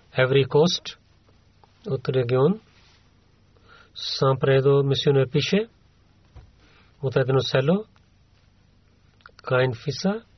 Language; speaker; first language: Bulgarian; non-native, learner; Urdu